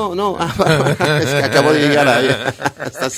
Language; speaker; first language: Spanish; non-native, fluent; French